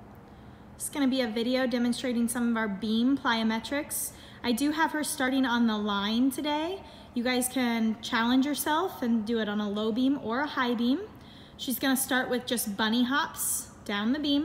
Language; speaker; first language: English; native; English